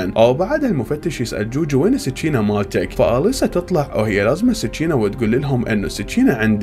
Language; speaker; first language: Arabic; native; Arabic